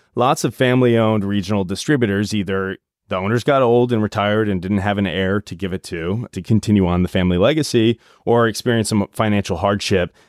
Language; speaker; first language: English; native; English